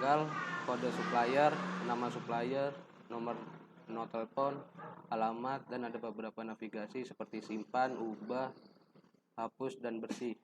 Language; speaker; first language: Indonesian; native; Indonesian